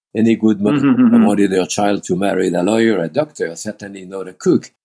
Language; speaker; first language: English; non-native, fluent; French